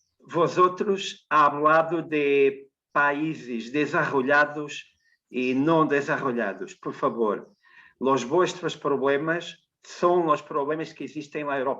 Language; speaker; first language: Spanish; non-native, learner; Portuguese